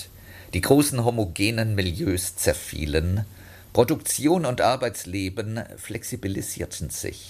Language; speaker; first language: German; native; German